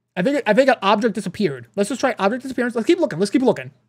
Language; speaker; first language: English; native; English